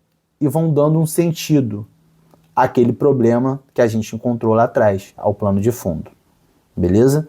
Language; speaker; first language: Portuguese; native; Portuguese